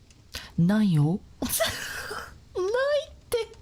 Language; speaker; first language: Japanese; non-native, learner; English